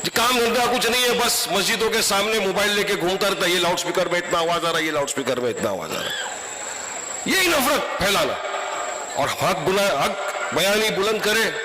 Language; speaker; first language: Hindi; non-native, local second language; Urdu